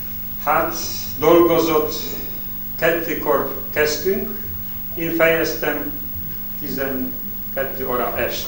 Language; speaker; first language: Hungarian; non-native, learner; Polish